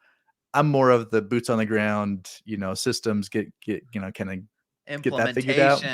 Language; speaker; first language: English; native; English